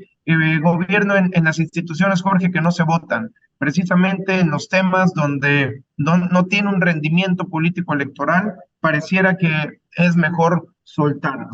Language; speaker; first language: Spanish; native; Spanish